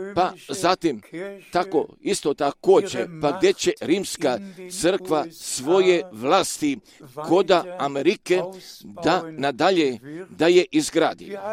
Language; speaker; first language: Croatian; early bilingual, heritage; Croatian